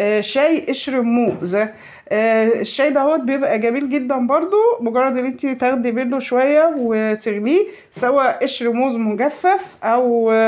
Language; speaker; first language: Arabic; native; Arabic